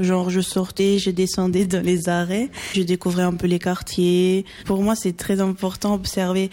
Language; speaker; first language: French; early bilingual, other home language; Portuguese